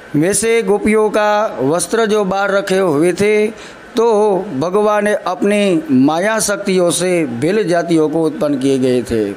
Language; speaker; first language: Hindi; non-native, local second language; Gujarati